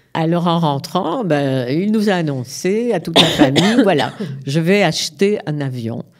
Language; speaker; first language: French; native; French